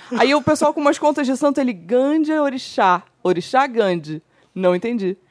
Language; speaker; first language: Portuguese; native; Portuguese